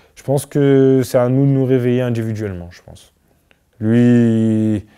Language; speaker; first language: French; native; French